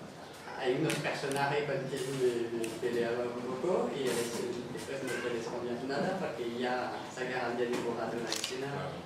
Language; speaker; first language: Spanish; non-native, fluent; French